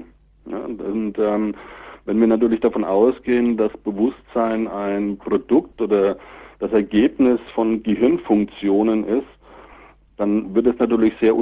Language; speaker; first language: German; native; German